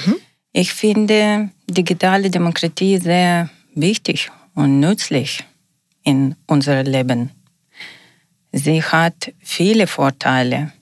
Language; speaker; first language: German; non-native, learner; Ukrainian